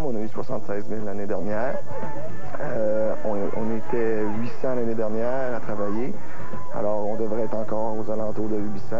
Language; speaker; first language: French; native; French